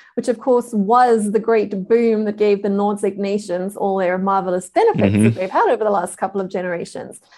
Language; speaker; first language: English; native; English